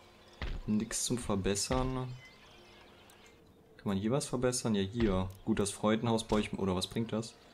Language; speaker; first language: German; native; German